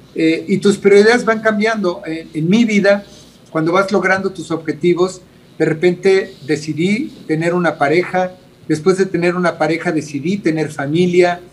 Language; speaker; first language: Spanish; native; Spanish